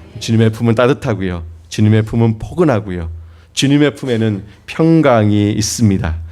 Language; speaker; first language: Korean; native; Korean